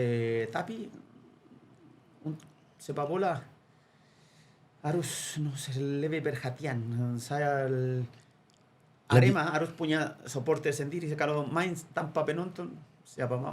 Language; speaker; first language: Indonesian; non-native, fluent; Spanish